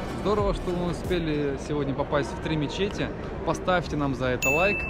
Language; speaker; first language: Russian; native; Russian